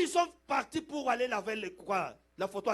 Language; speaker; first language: French; non-native, local second language; Lingala